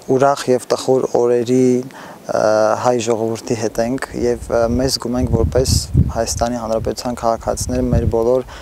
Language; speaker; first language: Armenian; non-native, local second language; Assyrian Neo-Aramaic